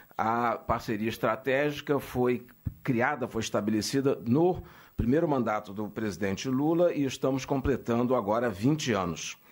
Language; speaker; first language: Portuguese; native; Portuguese